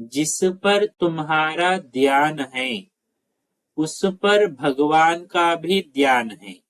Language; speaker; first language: Hindi; non-native, local second language; Telugu